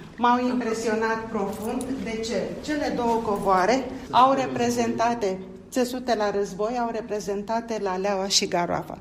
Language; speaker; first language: Romanian; non-native, local second language; Turkish